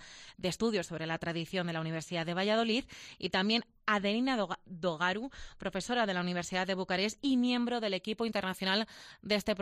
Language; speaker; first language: Spanish; native; Spanish